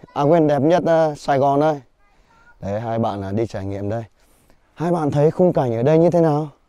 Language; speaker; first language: Vietnamese; non-native, local second language; Hmong